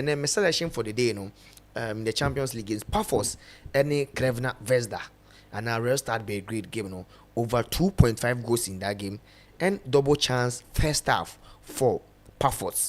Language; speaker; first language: English; non-native, local second language; Akan